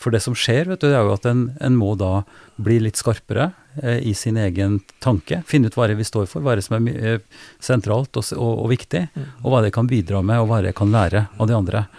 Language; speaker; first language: Norwegian; native; Norwegian